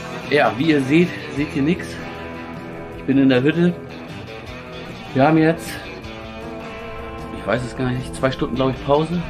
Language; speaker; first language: German; native; German